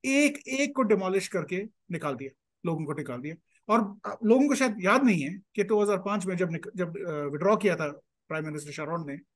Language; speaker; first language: Hindi; native; Hindi